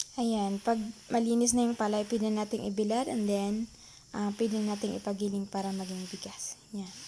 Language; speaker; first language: Filipino; non-native, local second language; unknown